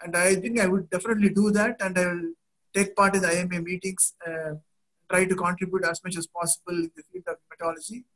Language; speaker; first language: English; non-native, local second language; Tamil